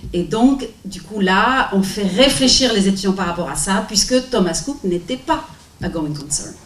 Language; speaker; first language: French; non-native, fluent; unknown